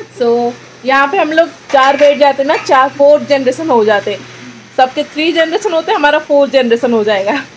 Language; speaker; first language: Hindi; non-native, local second language; Odia